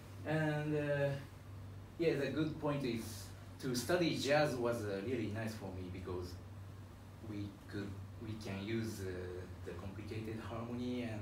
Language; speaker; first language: English; non-native, learner; Japanese